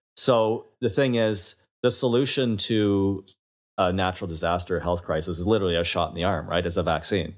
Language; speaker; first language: English; native; English